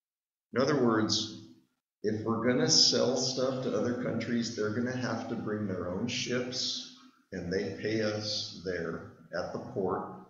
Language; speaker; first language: English; native; English